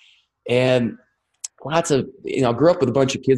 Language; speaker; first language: English; non-native, fluent; Russian